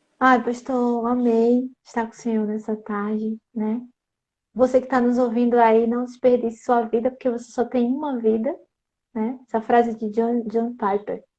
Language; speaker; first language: Portuguese; native; Portuguese